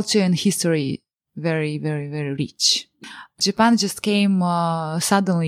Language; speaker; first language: English; non-native, fluent; Romanian